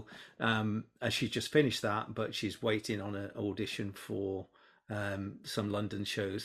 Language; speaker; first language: English; native; English